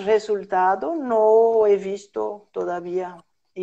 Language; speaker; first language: Spanish; non-native, fluent; Portuguese